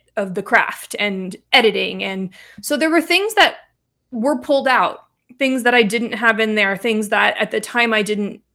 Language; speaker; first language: English; native; English